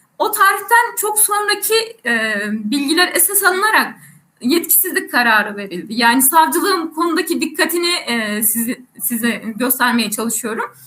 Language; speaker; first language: Turkish; native; Turkish